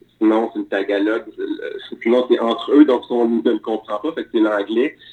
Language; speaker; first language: French; native; French